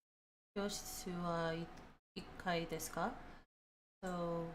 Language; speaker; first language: Japanese; non-native, learner; English